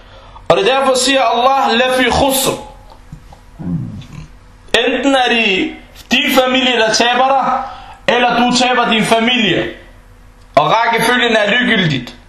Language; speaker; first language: Danish; early bilingual, other home language; Arabic